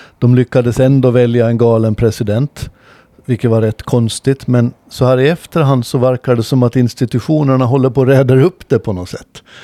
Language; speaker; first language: Swedish; native; Swedish